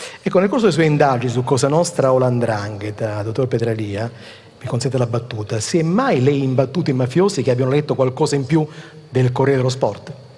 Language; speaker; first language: Italian; native; Italian